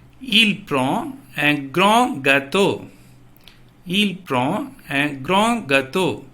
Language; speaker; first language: French; non-native, fluent; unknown